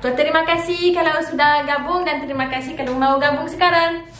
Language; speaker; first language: Indonesian; non-native, learner; French